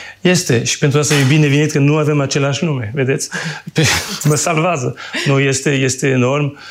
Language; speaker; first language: Romanian; non-native, fluent; French